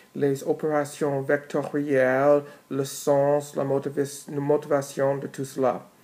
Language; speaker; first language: French; non-native, fluent; English